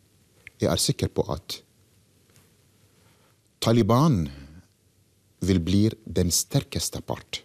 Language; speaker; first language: Norwegian; non-native, fluent; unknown